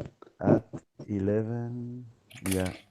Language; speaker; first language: English; non-native, fluent; Spanish